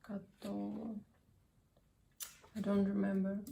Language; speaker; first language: English; non-native, learner; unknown